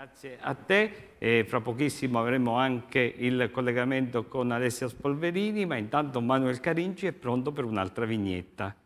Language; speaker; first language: Italian; native; Italian